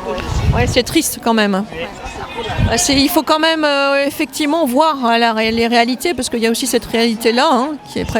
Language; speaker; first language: French; native; French